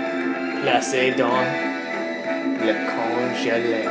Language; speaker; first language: French; non-native, learner; English